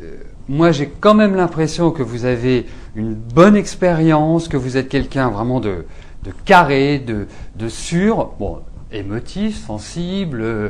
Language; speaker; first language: French; native; French